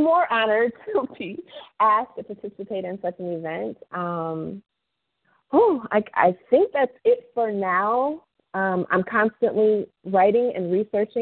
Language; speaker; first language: English; native; English